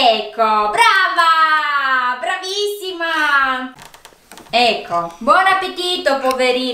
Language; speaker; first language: Italian; native; Italian